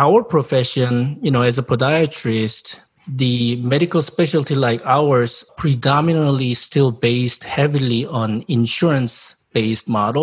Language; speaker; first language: English; non-native, fluent; Korean